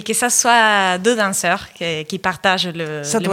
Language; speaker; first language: French; non-native, fluent; Spanish